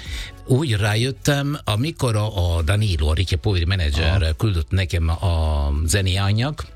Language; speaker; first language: Hungarian; non-native, fluent; Italian